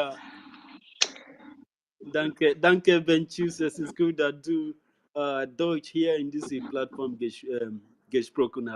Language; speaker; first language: German; non-native, learner; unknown